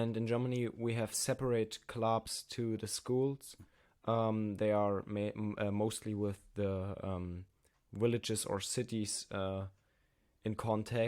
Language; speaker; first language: English; non-native, learner; German